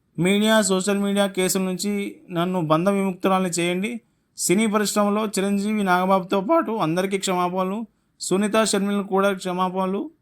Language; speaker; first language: Telugu; native; Telugu